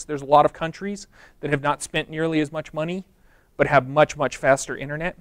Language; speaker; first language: English; native; English